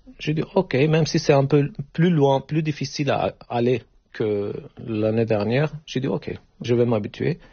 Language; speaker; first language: French; non-native, learner; Turkish